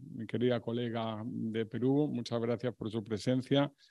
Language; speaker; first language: French; non-native, fluent; Spanish